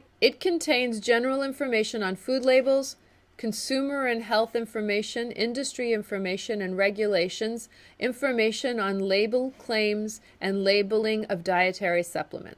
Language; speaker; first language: English; native; English